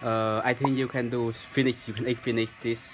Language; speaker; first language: English; non-native, learner; Vietnamese